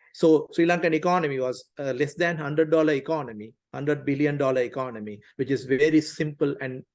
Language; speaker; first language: English; non-native, local second language; Tamil